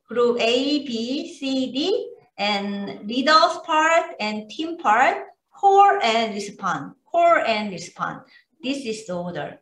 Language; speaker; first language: English; non-native, learner; Korean